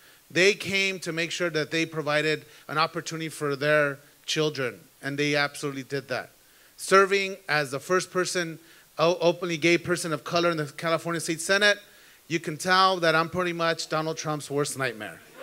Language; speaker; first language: English; early bilingual, other home language; Spanish